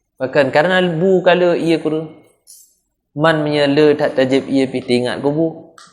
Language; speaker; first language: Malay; non-native, local second language; Achinese